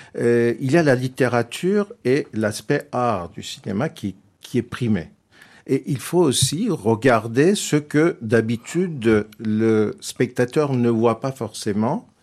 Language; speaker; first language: French; non-native, fluent; Turkish